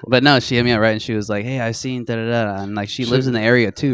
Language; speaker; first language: English; native; English